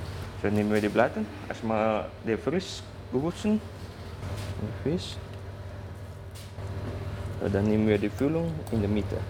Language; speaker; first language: German; non-native, learner; Indonesian